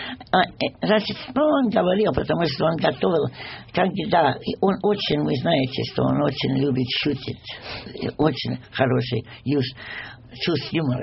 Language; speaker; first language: Russian; non-native, fluent; English